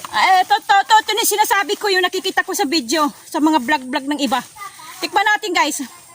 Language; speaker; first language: Filipino; non-native, local second language; Waray